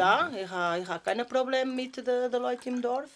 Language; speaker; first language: German; non-native, learner; Portuguese